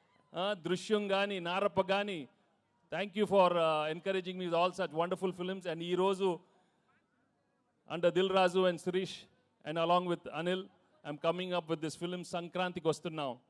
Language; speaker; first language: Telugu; native; Telugu